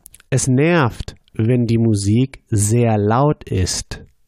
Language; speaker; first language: German; native; German